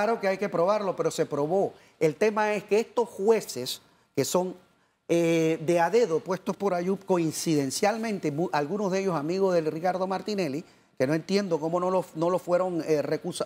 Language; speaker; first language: Spanish; native; Spanish